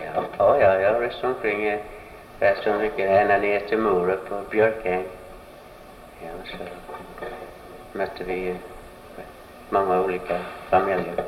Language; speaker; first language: Swedish; early bilingual, heritage; Swedish